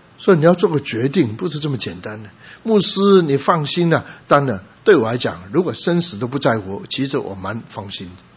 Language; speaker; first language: Chinese; non-native, local second language; Cantonese